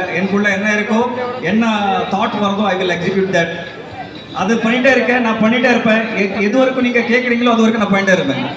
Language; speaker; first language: Tamil; non-native, learner; Kannada